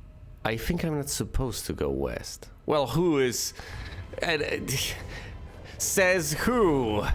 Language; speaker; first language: English; native; English